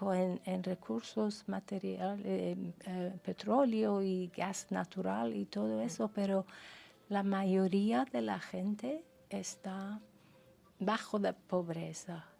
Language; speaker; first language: Spanish; non-native, fluent; Persian